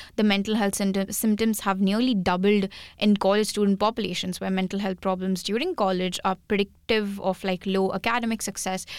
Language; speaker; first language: English; non-native, local second language; Hindi